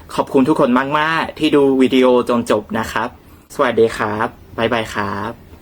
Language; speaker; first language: Thai; non-native, learner; Burmese